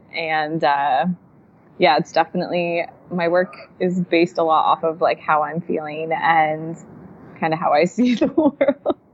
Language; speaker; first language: English; native; English